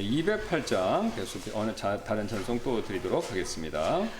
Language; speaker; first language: Korean; native; Korean